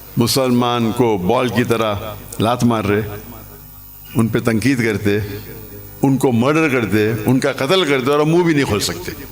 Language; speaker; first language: Urdu; non-native, local second language; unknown